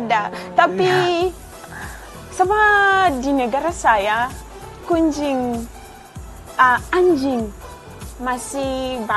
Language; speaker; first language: Indonesian; non-native, learner; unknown